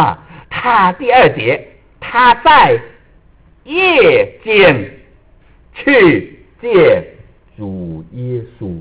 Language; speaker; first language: Chinese; native; Chinese